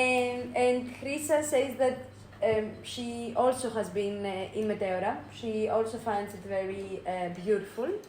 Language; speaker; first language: English; non-native, learner; Greek